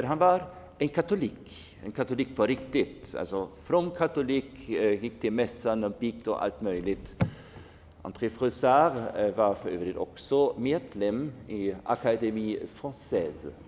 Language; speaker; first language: Swedish; non-native, fluent; German